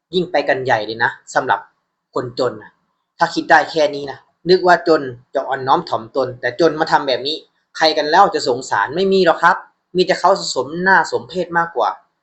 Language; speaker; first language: Thai; native; Thai